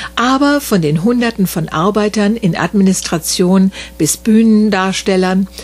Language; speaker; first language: German; native; German